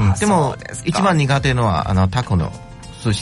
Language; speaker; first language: Japanese; non-native, learner; Chinese